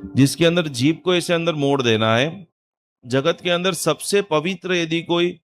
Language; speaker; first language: Hindi; non-native, local second language; Gujarati